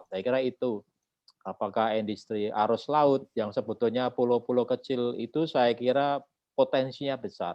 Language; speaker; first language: Indonesian; native; Indonesian